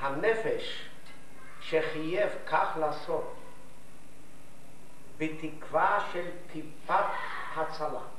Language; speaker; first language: Hebrew; non-native, fluent; Yiddish